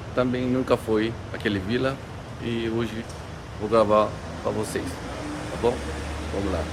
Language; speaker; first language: Portuguese; non-native, learner; Korean